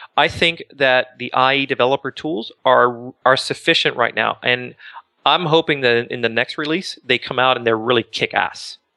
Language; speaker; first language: English; native; English